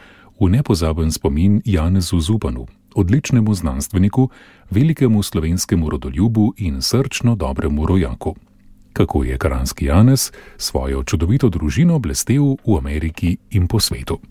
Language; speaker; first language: Slovenian; native; Slovenian